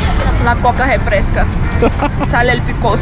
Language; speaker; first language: Spanish; non-native, fluent; Portuguese